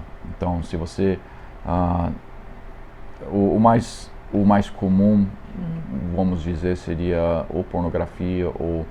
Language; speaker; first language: Portuguese; non-native, fluent; English